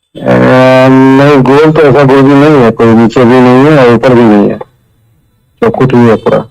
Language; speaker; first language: Hindi; native; Hindi